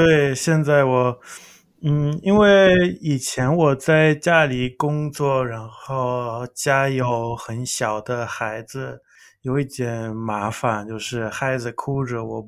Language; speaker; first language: Chinese; non-native, learner; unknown